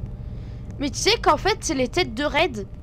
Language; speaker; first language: French; native; French